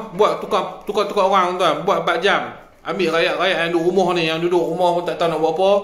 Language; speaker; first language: Malay; native; Malay